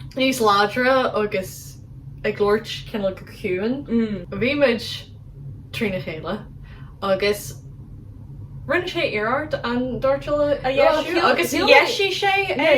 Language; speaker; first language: Irish; non-native, local second language; English